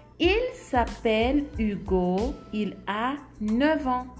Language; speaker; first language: French; non-native, fluent; Spanish